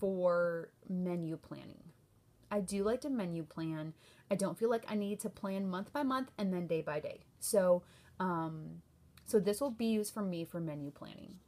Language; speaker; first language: English; native; English